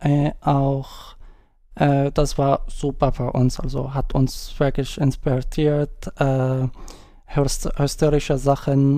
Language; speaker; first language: German; non-native, learner; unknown